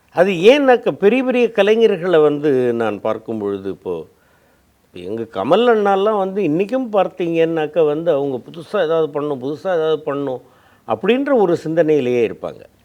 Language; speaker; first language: Tamil; native; Tamil